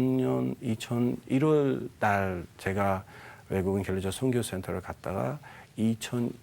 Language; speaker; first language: Korean; non-native, fluent; Persian